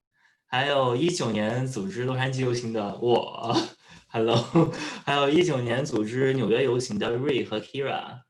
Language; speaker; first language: Chinese; native; Chinese